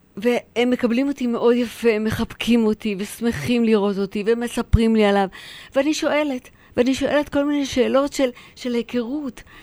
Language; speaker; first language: Hebrew; early bilingual, other home language; Polish